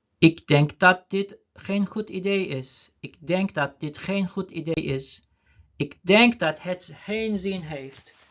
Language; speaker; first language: Dutch; non-native, learner; Turkish